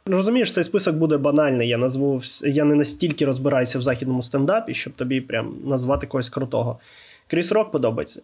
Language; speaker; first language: Ukrainian; non-native, local second language; Russian